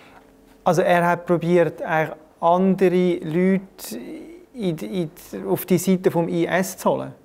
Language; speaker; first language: German; native; German